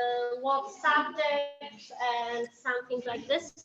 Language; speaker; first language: English; non-native, fluent; Polish